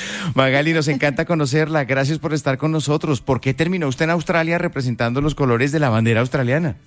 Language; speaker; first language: Spanish; native; Spanish